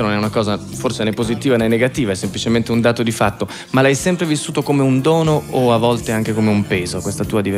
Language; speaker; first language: Italian; native; Italian